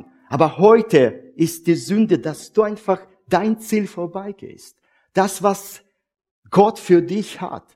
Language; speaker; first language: German; non-native, fluent; Russian